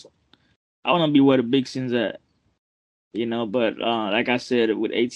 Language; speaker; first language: English; non-native, fluent; French